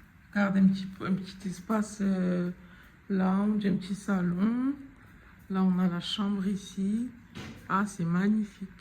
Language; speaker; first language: French; native; French